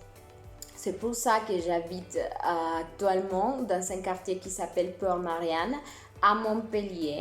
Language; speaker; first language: French; non-native, fluent; Spanish